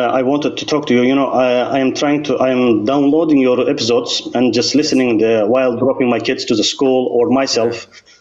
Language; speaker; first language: English; non-native, learner; Azerbaijani